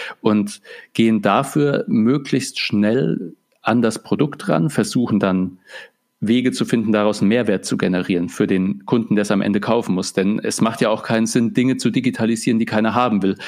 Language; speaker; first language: German; native; German